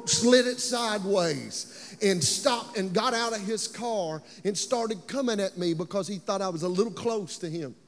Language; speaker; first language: English; native; English